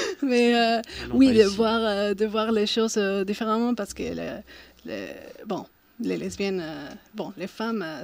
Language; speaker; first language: French; non-native, fluent; Spanish